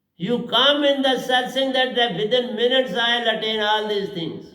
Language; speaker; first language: English; non-native, local second language; Hindi